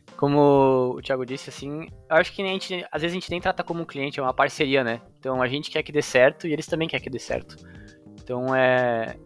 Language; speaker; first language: Portuguese; native; Portuguese